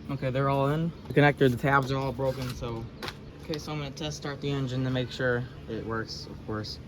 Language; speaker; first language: English; native; English